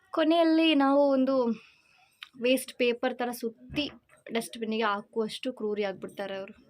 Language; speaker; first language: Kannada; non-native, local second language; Malayalam